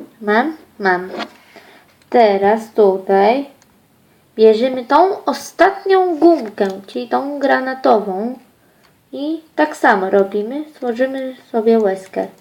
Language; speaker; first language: Polish; early bilingual, other home language; Ukrainian